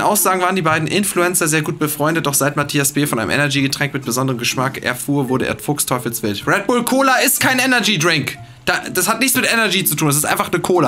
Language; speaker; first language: German; native; German